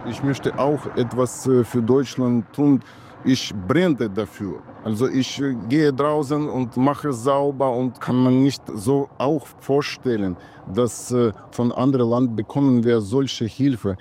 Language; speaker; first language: German; non-native, learner; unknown